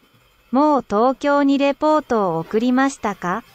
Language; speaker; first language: Japanese; non-native, learner; Vietnamese